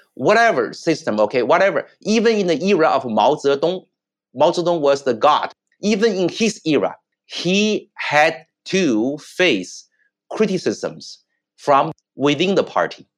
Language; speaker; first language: English; non-native, fluent; Chinese